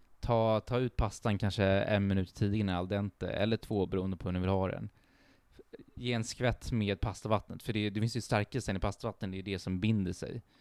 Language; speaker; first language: Swedish; early bilingual, other home language; Italian